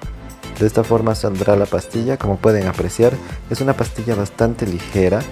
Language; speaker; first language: Spanish; native; Spanish